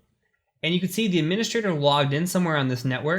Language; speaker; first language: English; native; English